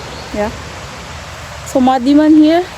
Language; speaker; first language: English; non-native, learner; Filipino